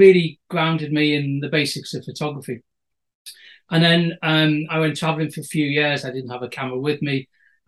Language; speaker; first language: English; native; English